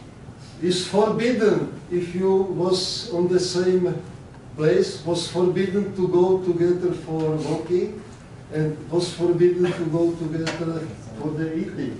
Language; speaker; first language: English; non-native, learner; Czech